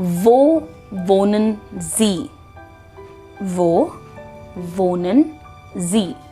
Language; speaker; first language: German; non-native, fluent; Hindi